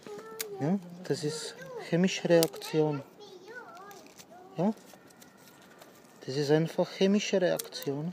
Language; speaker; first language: German; non-native, fluent; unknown